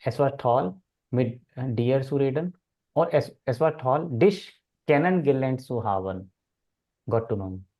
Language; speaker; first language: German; non-native, fluent; Hindi